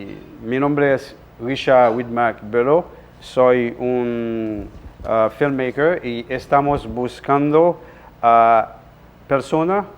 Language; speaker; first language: Spanish; non-native, local second language; Haitian Creole